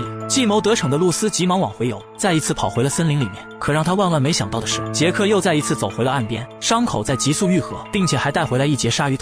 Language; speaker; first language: Chinese; native; Chinese